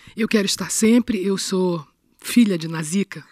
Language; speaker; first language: Portuguese; native; Portuguese